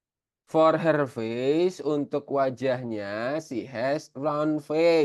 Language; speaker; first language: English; non-native, learner; Indonesian